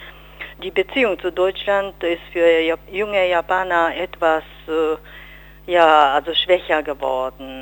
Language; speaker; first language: German; non-native, fluent; Japanese